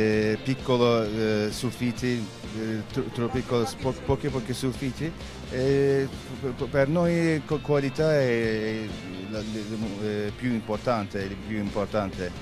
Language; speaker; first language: Italian; non-native, learner; Turkish